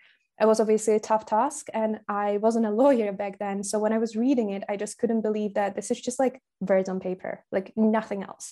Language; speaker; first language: English; non-native, fluent; Slovak